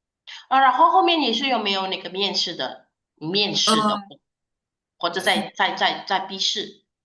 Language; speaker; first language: Chinese; non-native, fluent; Indonesian